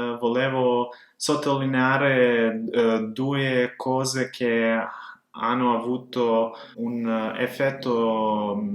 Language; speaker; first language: Italian; non-native, fluent; Serbian